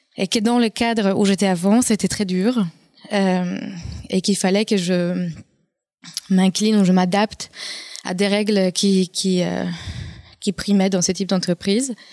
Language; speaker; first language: French; non-native, fluent; Polish